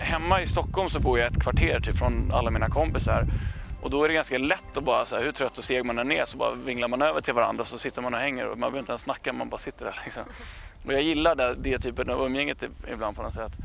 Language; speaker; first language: Swedish; native; Swedish